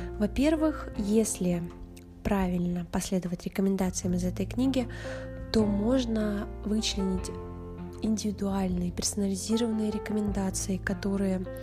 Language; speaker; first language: Russian; native; Russian